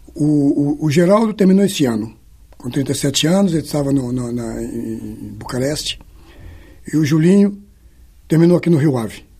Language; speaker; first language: Portuguese; native; Portuguese